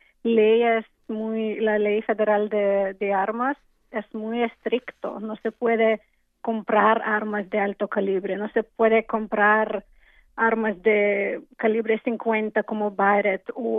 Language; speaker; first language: Spanish; non-native, fluent; English